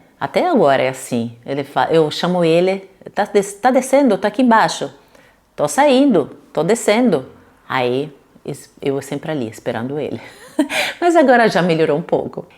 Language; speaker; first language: Portuguese; non-native, fluent; Italian